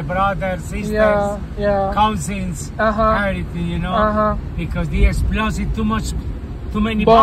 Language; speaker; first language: English; non-native, learner; Spanish